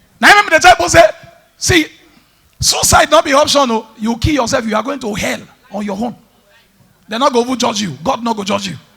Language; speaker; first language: Nigerian Pidgin; native; Nigerian Pidgin